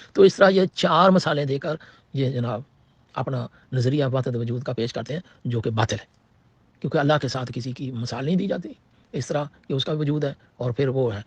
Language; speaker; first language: Urdu; non-native, local second language; Punjabi